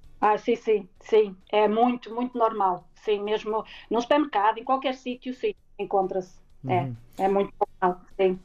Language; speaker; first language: Portuguese; native; Portuguese